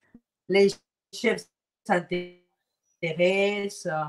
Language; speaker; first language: French; non-native, fluent; Spanish